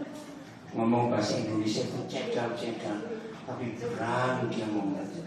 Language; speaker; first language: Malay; non-native, local second language; Javanese